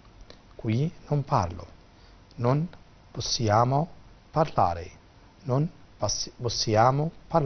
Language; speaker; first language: Italian; non-native, fluent; Arabic